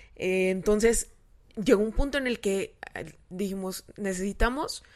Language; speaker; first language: Spanish; native; Spanish